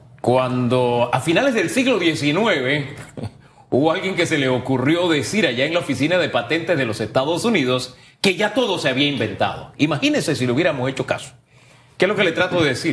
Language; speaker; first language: Spanish; native; Spanish